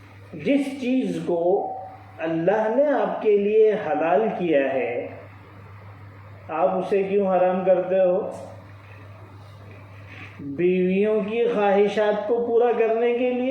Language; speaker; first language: Urdu; native; Urdu